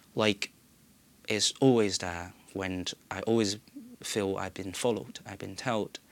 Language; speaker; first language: English; non-native, local second language; Cantonese